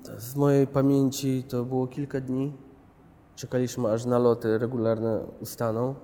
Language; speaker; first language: Polish; early bilingual, other home language; Chechen